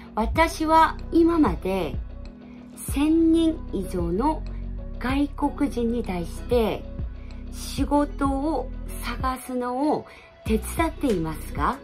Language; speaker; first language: Japanese; non-native, fluent; Korean